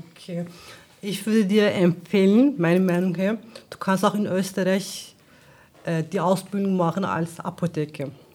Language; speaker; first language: German; non-native, learner; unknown